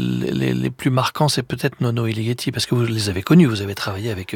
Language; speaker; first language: French; native; French